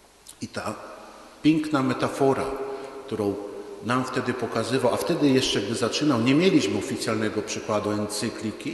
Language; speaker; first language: Polish; native; Polish